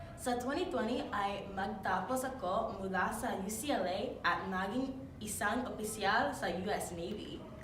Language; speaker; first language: Filipino; non-native, learner; English